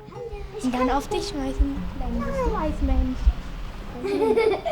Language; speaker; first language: German; non-native, fluent; Kurdish